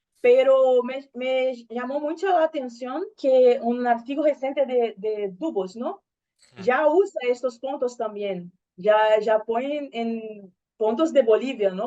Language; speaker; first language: Spanish; non-native, learner; Portuguese